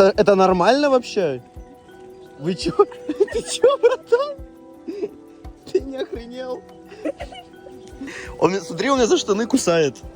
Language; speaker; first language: Russian; native; Russian